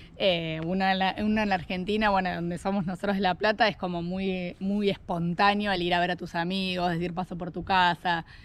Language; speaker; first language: Spanish; native; Spanish